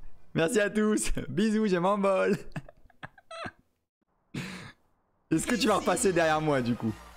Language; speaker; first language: French; native; French